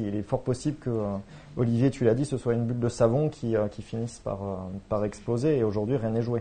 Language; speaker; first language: French; native; French